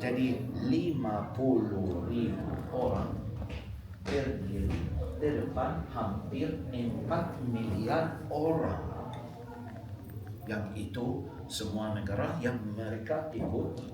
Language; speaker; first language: Indonesian; non-native, fluent; Arabic